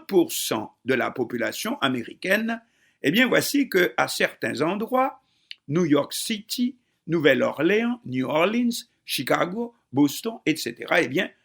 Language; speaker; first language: French; non-native, local second language; Haitian Creole